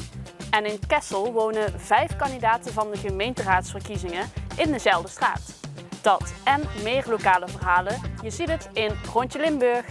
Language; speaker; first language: Dutch; native; Dutch